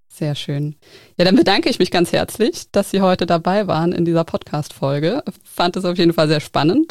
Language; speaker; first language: German; native; German